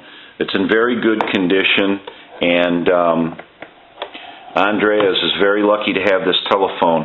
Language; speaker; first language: English; native; English